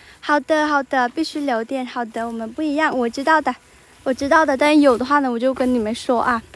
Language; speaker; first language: Chinese; non-native, local second language; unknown